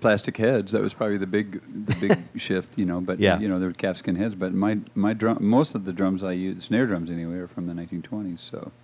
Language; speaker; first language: English; native; English